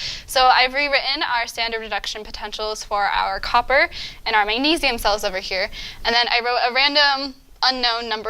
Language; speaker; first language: English; native; English